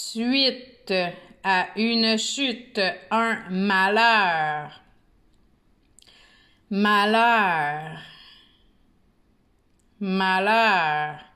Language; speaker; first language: French; native; French